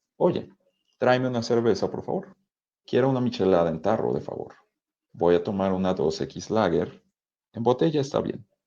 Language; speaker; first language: Spanish; native; Spanish